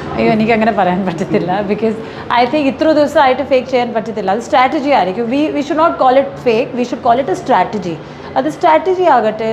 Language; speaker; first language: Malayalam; non-native, learner; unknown